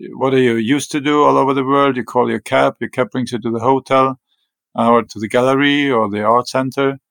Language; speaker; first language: English; non-native, fluent; German